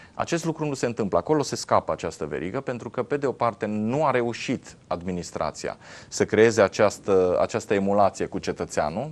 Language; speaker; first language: Romanian; native; Romanian